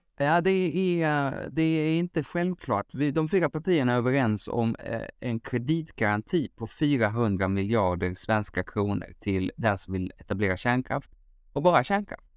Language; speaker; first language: Swedish; native; Swedish